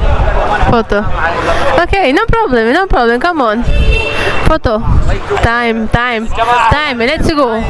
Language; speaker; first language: English; non-native, learner; Arabic